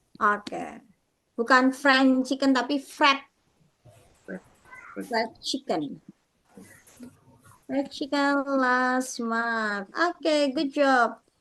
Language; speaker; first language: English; non-native, fluent; Indonesian